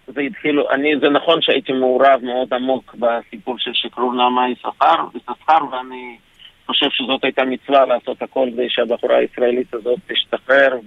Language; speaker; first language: Hebrew; early bilingual, other home language; Ukrainian